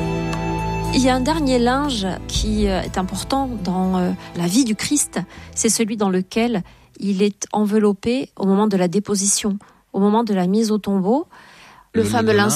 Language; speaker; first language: French; native; French